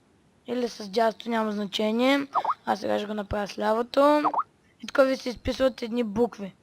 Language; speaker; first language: Bulgarian; native; Bulgarian